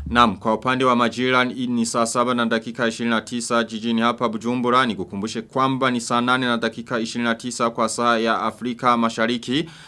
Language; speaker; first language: Swahili; non-native, local second language; Rundi